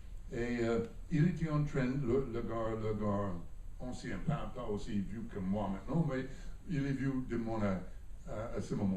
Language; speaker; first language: French; non-native, learner; English